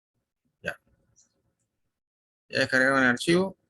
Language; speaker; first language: Spanish; native; Spanish